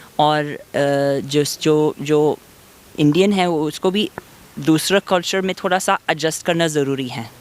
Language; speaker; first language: Hindi; non-native, fluent; English